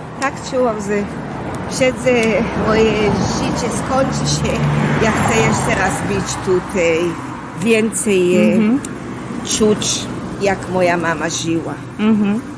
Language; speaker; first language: Polish; early bilingual, heritage; Hebrew